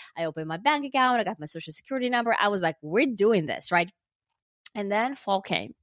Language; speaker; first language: English; non-native, fluent; Finnish